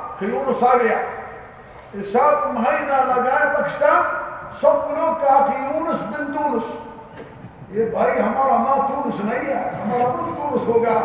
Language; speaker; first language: Urdu; non-native, learner; Arabic